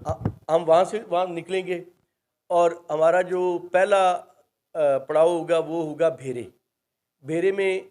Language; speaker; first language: Urdu; non-native, local second language; Punjabi